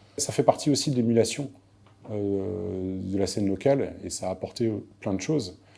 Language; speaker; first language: French; native; French